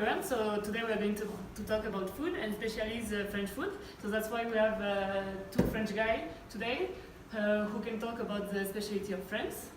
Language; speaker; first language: English; non-native, learner; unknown